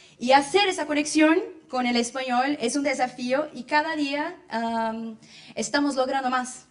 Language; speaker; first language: Spanish; non-native, fluent; Portuguese